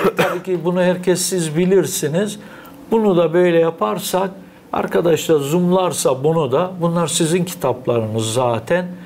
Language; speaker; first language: Turkish; native; Turkish